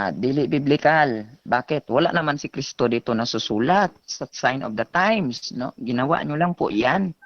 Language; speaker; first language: Filipino; native; Filipino